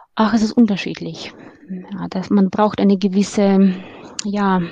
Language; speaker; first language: German; non-native, fluent; Ukrainian